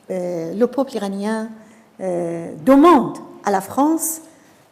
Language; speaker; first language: French; non-native, fluent; Persian